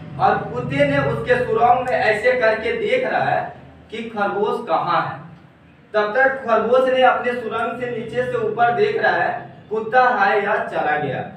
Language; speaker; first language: Hindi; native; Hindi